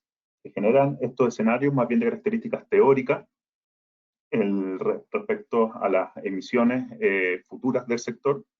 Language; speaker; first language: Spanish; native; Spanish